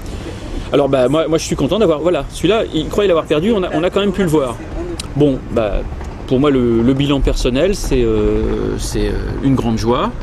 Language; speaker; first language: French; native; French